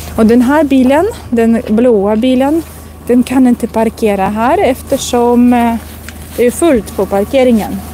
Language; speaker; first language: Swedish; non-native, fluent; Russian